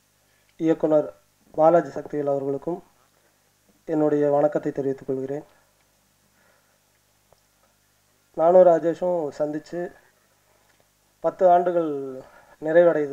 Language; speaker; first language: Tamil; native; Tamil